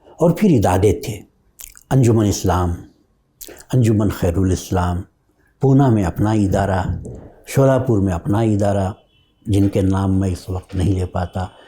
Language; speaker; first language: Urdu; native; Urdu